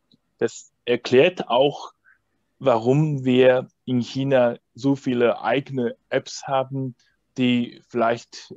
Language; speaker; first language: German; non-native, fluent; Chinese